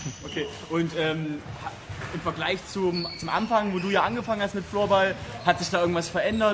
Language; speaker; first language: German; native; German